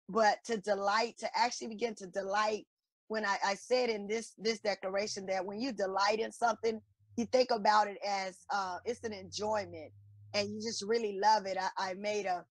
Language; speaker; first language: English; native; English